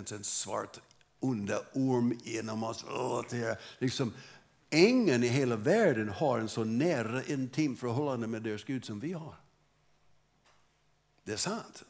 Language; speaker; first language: Swedish; non-native, fluent; English